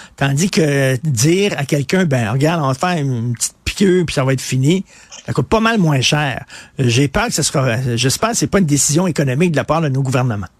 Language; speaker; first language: French; native; French